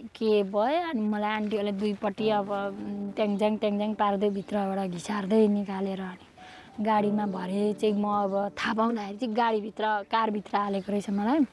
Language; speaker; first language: Nepali; native; Nepali